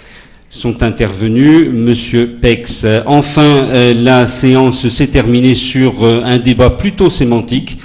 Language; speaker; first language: French; native; French